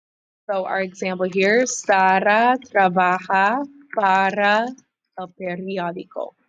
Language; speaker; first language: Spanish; non-native, fluent; English